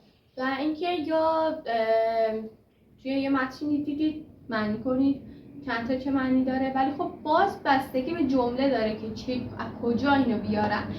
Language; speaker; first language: Persian; native; Persian